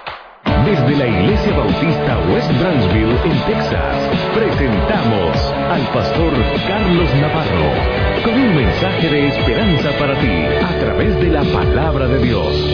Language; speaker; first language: Spanish; native; Spanish